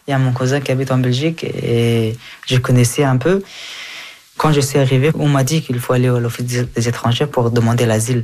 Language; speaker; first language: French; early bilingual, other home language; Persian